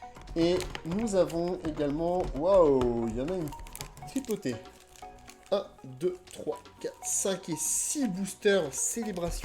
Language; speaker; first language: French; native; French